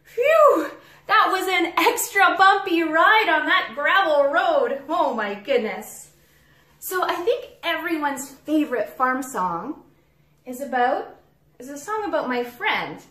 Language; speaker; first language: English; native; English